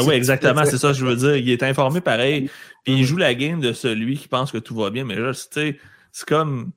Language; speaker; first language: French; native; French